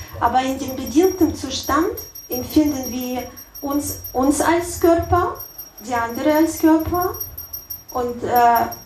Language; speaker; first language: German; non-native, learner; Russian